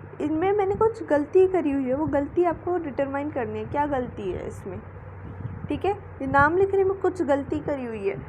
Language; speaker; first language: Hindi; native; Hindi